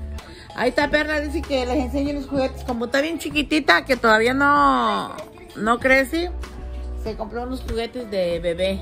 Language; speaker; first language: Spanish; native; Spanish